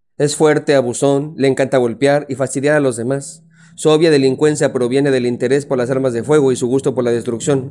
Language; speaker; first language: Spanish; native; Spanish